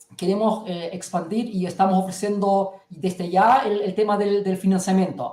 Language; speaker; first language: Spanish; early bilingual, heritage; German